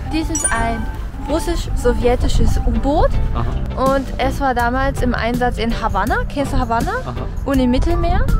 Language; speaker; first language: German; native; German